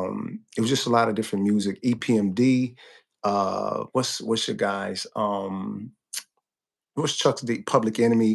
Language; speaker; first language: English; native; English